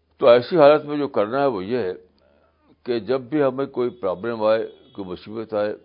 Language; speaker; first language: Urdu; native; Urdu